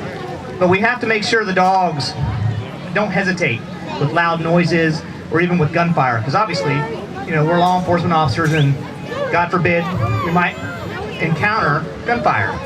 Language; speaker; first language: English; native; English